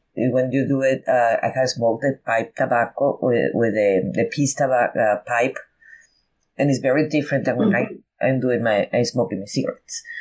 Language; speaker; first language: English; non-native, fluent; Spanish